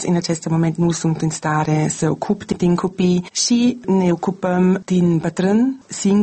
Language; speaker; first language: Romanian; non-native, learner; German